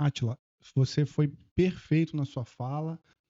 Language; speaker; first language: Portuguese; native; Portuguese